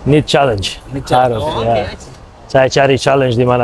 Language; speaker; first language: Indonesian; non-native, fluent; Serbian